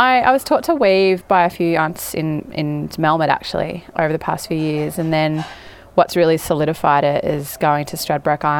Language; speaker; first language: English; native; English